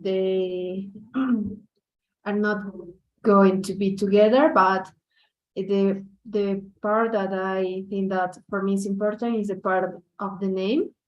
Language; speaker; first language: English; non-native, learner; Spanish